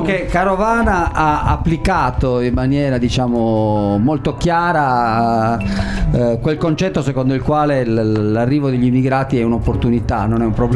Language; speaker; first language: Italian; native; Italian